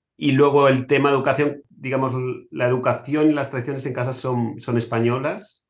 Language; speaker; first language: Spanish; native; Spanish